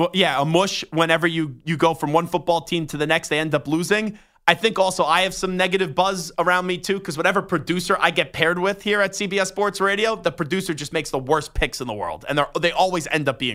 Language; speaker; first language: English; native; English